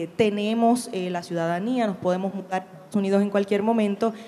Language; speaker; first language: Spanish; native; Spanish